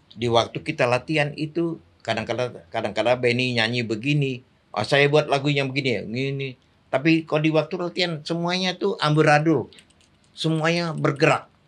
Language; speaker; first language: Indonesian; native; Indonesian